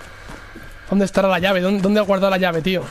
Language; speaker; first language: Spanish; native; Spanish